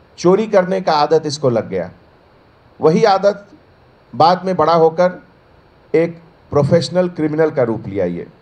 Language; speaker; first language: Hindi; native; Hindi